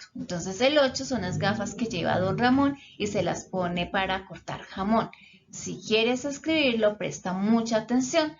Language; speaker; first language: Spanish; native; Spanish